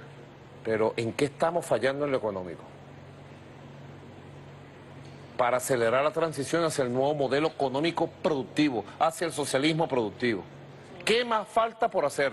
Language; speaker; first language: Spanish; native; Spanish